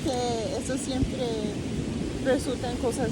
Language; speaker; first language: Spanish; early bilingual, heritage; Spanish